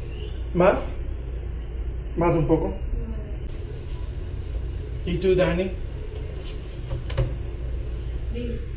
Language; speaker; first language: Spanish; non-native, learner; English